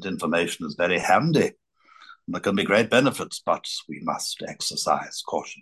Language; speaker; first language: English; native; English